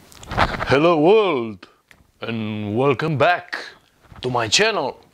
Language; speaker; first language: English; non-native, learner; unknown